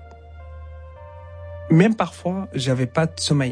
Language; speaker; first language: French; non-native, fluent; Arabic